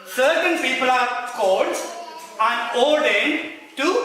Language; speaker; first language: English; non-native, local second language; Malayalam